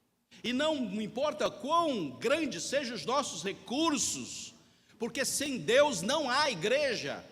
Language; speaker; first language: Portuguese; native; Portuguese